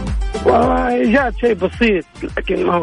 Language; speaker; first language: Arabic; native; Arabic